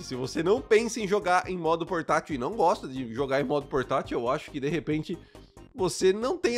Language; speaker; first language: Portuguese; native; Portuguese